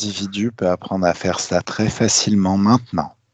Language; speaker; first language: French; native; French